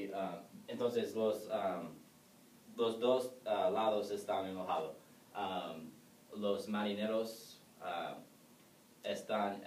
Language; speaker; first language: Spanish; non-native, learner; English